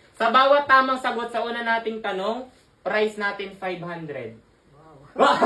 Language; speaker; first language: Filipino; native; Filipino